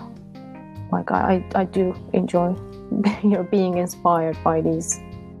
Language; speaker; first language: English; non-native, fluent; Turkish